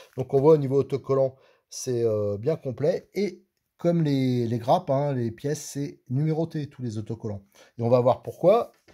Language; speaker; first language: French; native; French